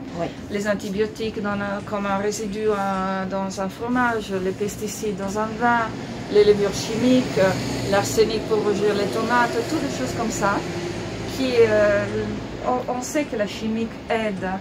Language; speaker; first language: French; non-native, fluent; Italian